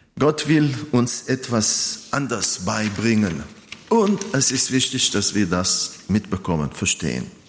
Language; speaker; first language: German; non-native, fluent; Hebrew